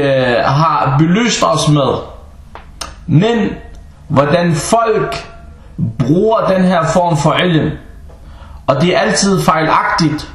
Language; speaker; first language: Danish; early bilingual, other home language; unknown